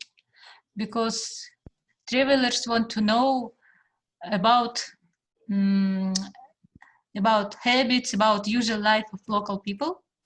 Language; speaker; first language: English; non-native, fluent; Russian